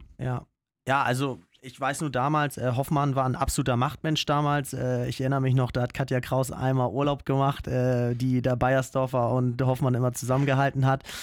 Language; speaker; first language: German; native; German